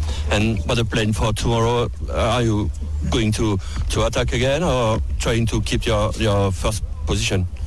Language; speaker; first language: English; non-native, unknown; French